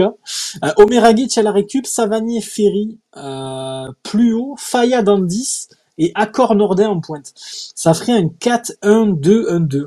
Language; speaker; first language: French; native; French